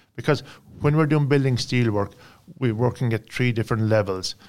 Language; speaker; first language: English; native; English